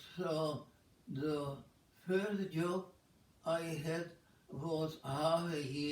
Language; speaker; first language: English; non-native, fluent; Czech